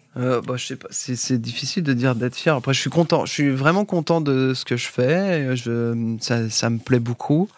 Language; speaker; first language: French; native; French